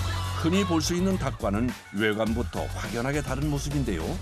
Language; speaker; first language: Korean; native; Korean